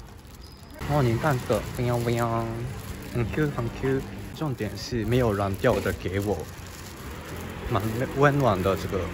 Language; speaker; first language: Chinese; non-native, fluent; Japanese